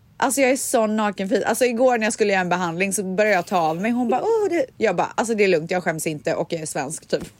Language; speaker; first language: Swedish; native; Swedish